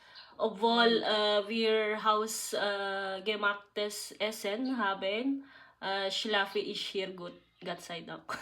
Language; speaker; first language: German; non-native, learner; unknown